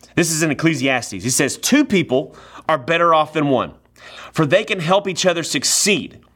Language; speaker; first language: English; native; English